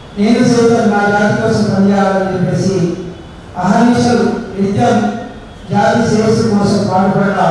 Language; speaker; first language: Telugu; non-native, local second language; Lambadi